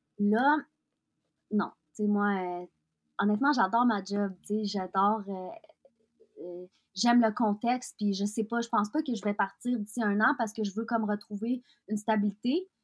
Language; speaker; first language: French; early bilingual, other home language; Russian